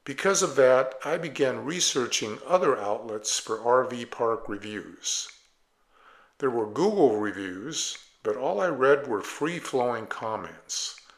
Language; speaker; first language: English; native; English